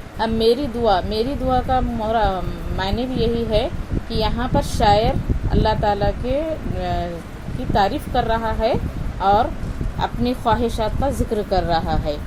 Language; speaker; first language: Urdu; native; Urdu